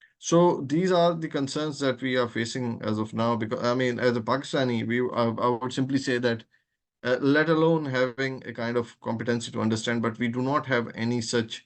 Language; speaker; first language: English; non-native, local second language; Urdu